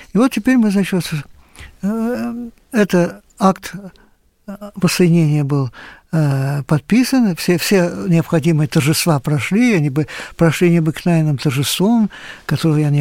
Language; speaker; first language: Russian; native; Russian